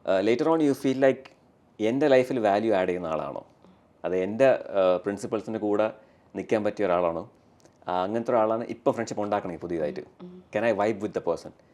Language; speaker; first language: Malayalam; early bilingual, heritage; Malayalam